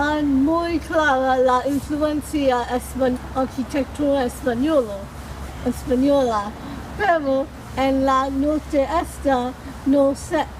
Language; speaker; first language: Spanish; non-native, learner; English